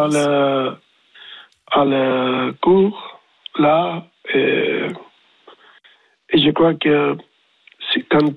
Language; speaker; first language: French; non-native, learner; Spanish